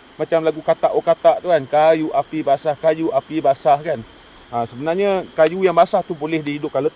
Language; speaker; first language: Malay; non-native, local second language; Iban